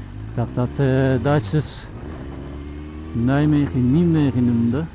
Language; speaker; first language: Dutch; non-native, fluent; Turkish